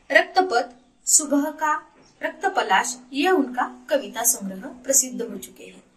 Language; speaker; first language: Hindi; non-native, local second language; Marathi